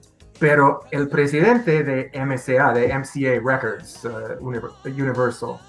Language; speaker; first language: Spanish; non-native, fluent; English